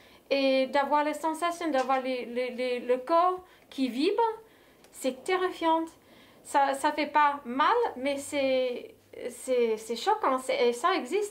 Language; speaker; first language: French; non-native, fluent; English